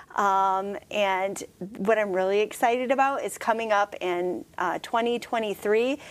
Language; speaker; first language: English; native; English